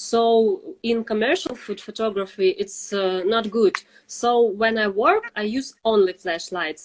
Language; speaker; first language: English; non-native, fluent; Russian